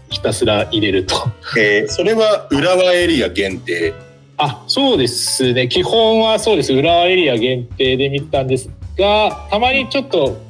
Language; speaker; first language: Japanese; native; Japanese